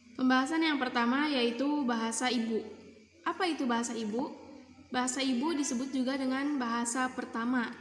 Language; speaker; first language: Indonesian; non-native, local second language; Sundanese